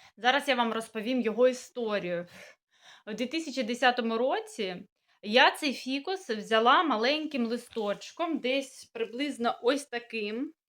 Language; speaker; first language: Ukrainian; native; Ukrainian